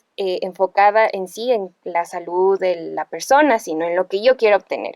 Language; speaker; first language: Spanish; native; Spanish